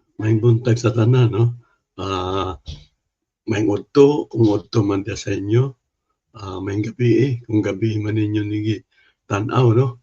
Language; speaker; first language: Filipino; non-native, local second language; Cebuano